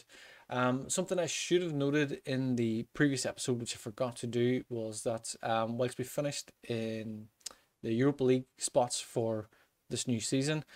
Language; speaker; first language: English; native; English